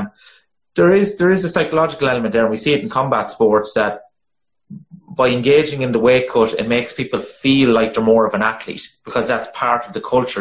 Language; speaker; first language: English; native; English